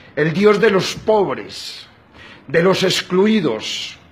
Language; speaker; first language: Spanish; native; Spanish